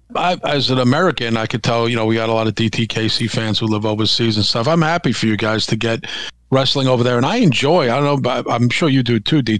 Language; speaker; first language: English; native; English